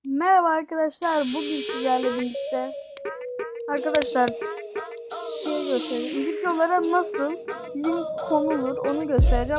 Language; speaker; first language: Turkish; native; Turkish